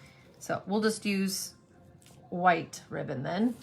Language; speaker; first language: English; native; English